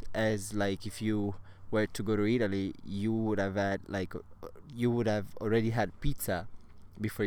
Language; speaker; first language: English; non-native, fluent; Italian